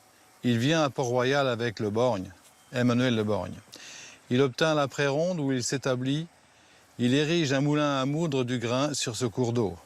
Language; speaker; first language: French; native; French